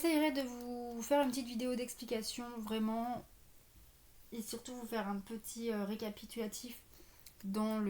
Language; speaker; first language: French; native; French